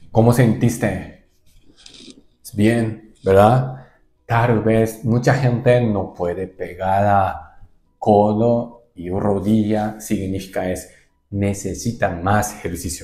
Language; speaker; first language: Spanish; non-native, learner; Japanese